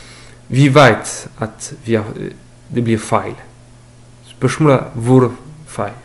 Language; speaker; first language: Norwegian; non-native, learner; French